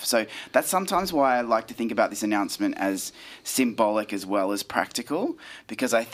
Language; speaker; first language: English; native; English